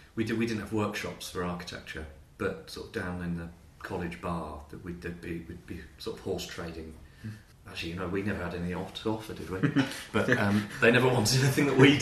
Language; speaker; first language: English; native; English